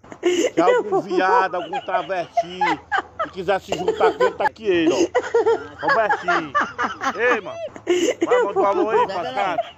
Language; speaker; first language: Portuguese; native; Portuguese